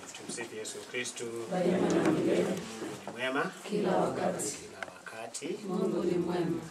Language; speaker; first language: Swahili; non-native, local second language; Kalenjin